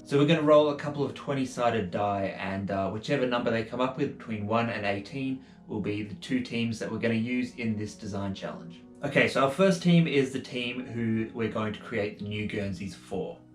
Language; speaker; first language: English; native; English